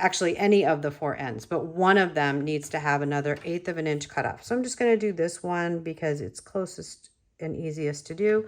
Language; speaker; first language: English; native; English